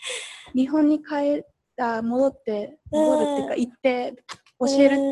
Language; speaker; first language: Japanese; early bilingual, heritage; Japanese